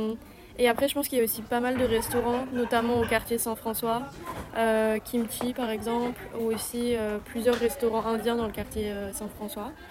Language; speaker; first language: French; non-native, fluent; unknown